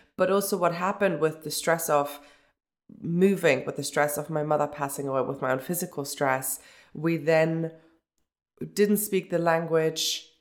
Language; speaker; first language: English; early bilingual, other home language; German